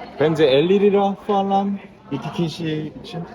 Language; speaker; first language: Turkish; non-native, learner; Korean